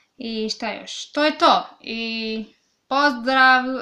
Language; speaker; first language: Serbian; non-native, learner; Swahili